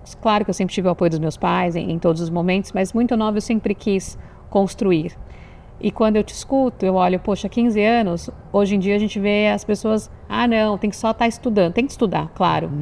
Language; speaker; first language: Portuguese; native; Portuguese